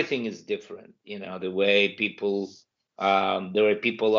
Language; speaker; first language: English; non-native, fluent; Ukrainian